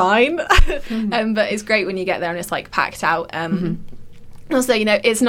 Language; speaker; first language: English; native; English